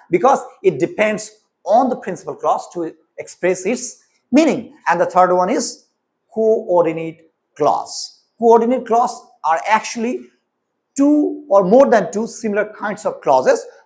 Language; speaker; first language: English; non-native, local second language; Bangla